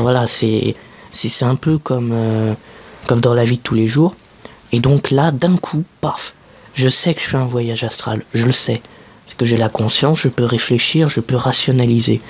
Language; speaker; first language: French; native; French